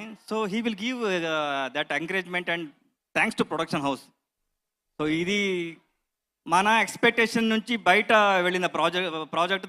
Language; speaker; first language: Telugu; non-native, learner; Kannada